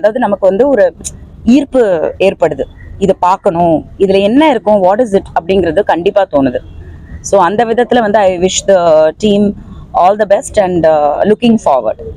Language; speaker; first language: Tamil; native; Tamil